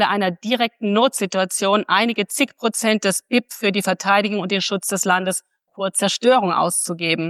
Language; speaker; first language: German; native; German